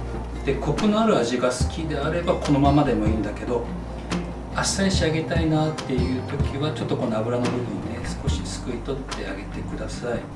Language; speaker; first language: Japanese; native; Japanese